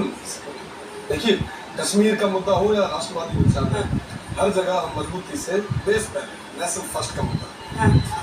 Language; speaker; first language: Hindi; non-native, local second language; Rajasthani